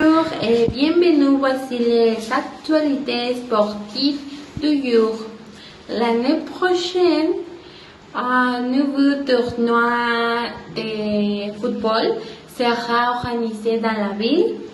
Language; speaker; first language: French; non-native, learner; Spanish